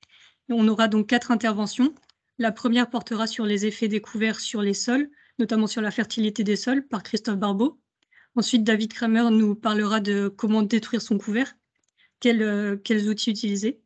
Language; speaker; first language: French; native; French